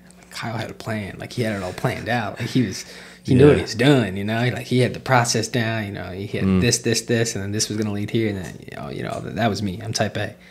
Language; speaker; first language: English; native; English